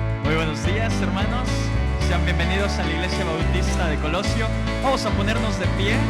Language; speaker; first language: Spanish; native; Spanish